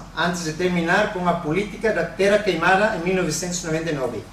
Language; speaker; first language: Portuguese; non-native, fluent; Tetum